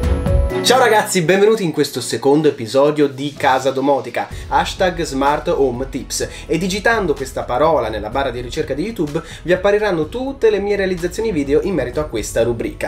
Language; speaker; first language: Italian; native; Italian